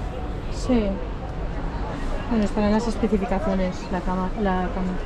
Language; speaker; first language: Spanish; native; Spanish